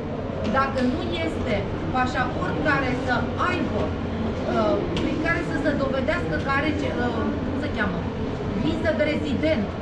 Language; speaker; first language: Romanian; native; Romanian